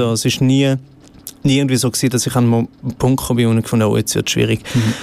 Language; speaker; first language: German; native; German